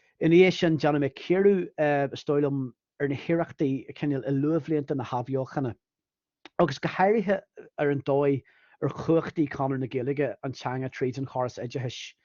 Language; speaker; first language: Irish; non-native, fluent; English